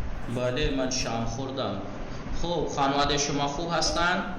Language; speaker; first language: Persian; non-native, fluent; Urdu